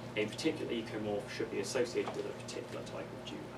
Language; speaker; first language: English; native; English